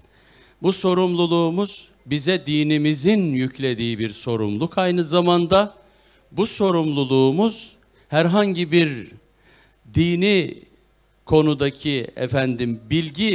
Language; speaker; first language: Turkish; native; Turkish